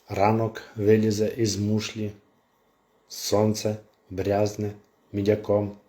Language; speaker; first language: Ukrainian; native; Ukrainian